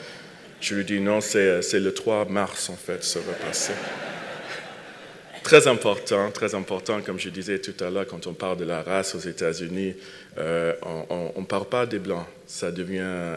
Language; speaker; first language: French; non-native, fluent; English